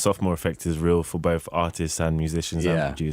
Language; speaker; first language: English; native; English